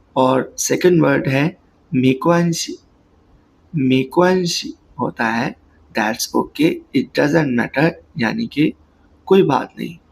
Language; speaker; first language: Urdu; native; Urdu